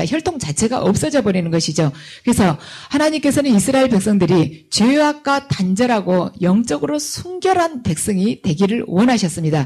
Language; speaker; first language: Korean; native; Korean